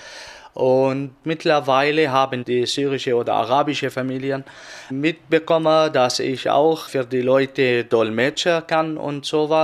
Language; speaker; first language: German; non-native, fluent; Arabic